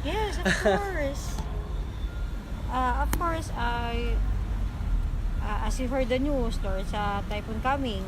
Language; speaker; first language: English; non-native, learner; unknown